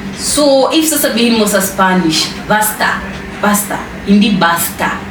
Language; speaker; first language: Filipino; non-native, fluent; Swahili